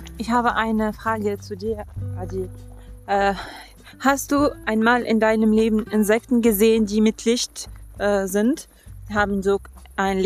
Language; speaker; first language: German; non-native, learner; Arabic